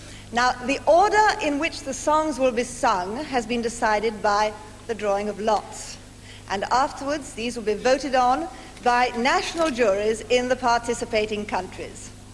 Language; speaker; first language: English; native; English